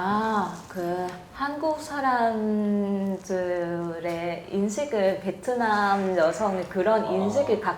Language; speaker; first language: Korean; non-native, fluent; Vietnamese